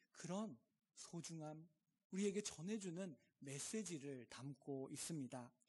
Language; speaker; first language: Korean; native; Korean